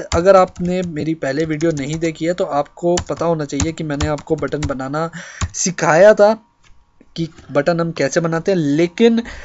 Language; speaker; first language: Hindi; native; Hindi